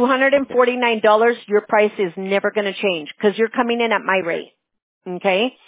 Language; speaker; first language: English; early bilingual, other home language; Spanish